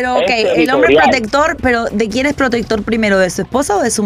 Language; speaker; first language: Spanish; native; Spanish